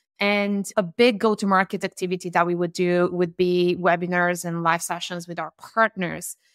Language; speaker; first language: English; non-native, fluent; Romanian